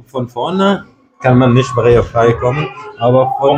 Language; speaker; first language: German; non-native, fluent; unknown